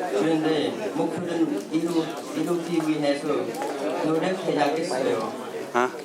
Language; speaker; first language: Korean; non-native, learner; Vietnamese